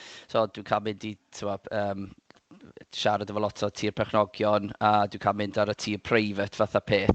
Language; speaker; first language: Welsh; native; Welsh